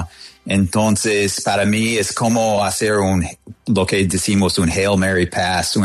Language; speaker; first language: Spanish; non-native, fluent; English